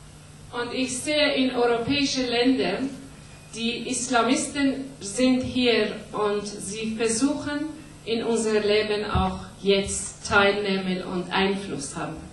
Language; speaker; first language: German; non-native, learner; Persian